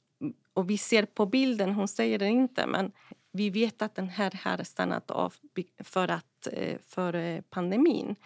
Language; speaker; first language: Swedish; non-native, fluent; Spanish